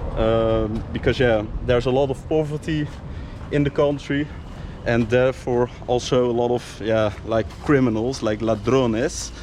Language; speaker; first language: English; non-native, fluent; Dutch